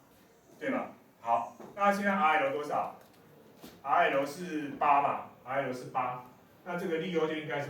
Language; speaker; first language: Chinese; native; Chinese